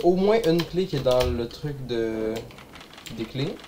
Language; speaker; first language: French; native; French